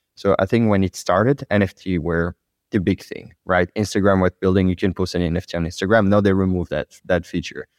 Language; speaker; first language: English; non-native, fluent; French